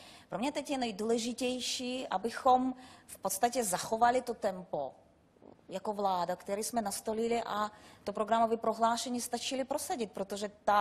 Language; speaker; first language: Czech; non-native, fluent; Russian